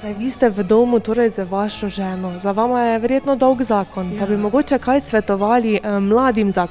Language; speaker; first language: Slovenian; native; Slovenian